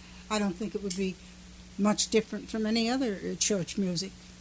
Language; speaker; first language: English; early bilingual, other home language; Finnish